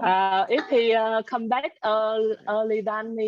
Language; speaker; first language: English; non-native, learner; Vietnamese